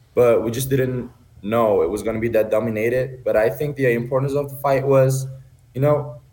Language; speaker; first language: English; non-native, fluent; Turkish